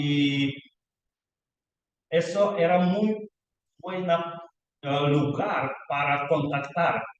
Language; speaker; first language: Spanish; non-native, learner; Lithuanian